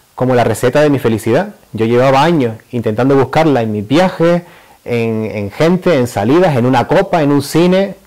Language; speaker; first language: Spanish; native; Spanish